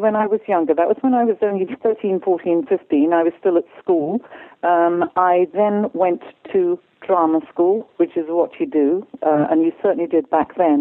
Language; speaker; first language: English; native; English